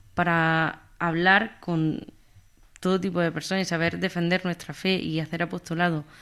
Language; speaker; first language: Spanish; native; Spanish